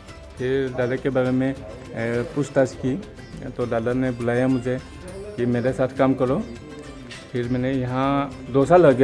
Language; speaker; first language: Hindi; non-native, local second language; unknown